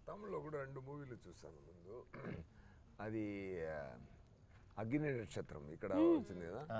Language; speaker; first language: Telugu; non-native, fluent; Tamil